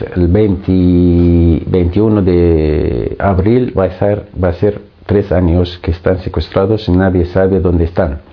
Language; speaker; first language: Spanish; non-native, fluent; Arabic